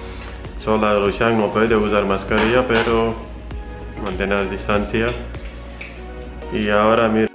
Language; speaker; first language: Spanish; non-native, learner; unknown